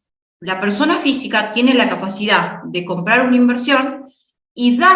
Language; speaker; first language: Spanish; native; Spanish